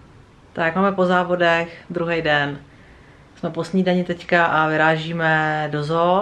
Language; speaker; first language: Czech; native; Czech